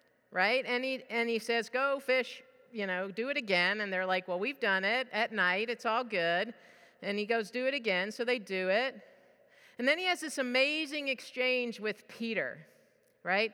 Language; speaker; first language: English; native; English